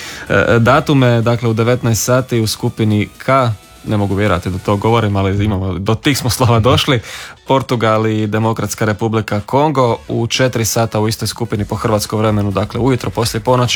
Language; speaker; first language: Serbian; native; Serbian